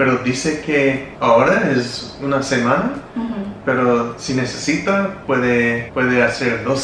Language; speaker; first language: Spanish; non-native, learner; English